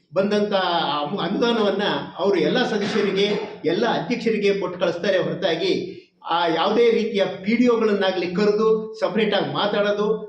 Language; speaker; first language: Kannada; non-native, local second language; Lambadi